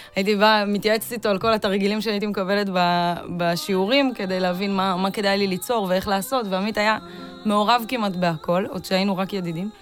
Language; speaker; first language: Hebrew; native; Hebrew